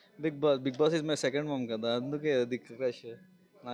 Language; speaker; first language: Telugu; non-native, local second language; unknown